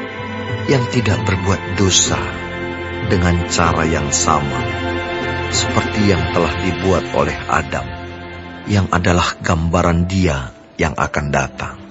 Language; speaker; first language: Indonesian; native; Indonesian